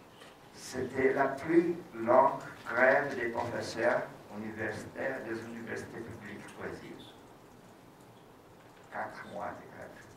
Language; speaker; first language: French; non-native, fluent; Portuguese